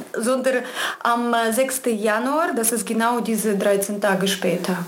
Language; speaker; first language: German; non-native, fluent; Russian